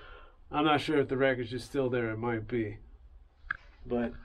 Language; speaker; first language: English; native; English